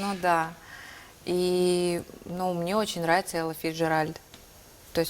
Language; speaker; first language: Russian; native; Russian